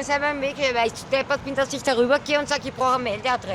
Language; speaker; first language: German; native; German